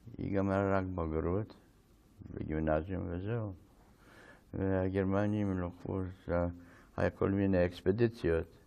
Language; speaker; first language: Hebrew; non-native, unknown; Yiddish